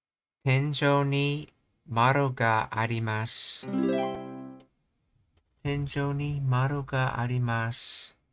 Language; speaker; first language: Japanese; non-native, learner; English